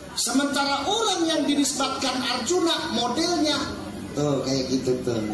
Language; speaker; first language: Indonesian; non-native, local second language; Javanese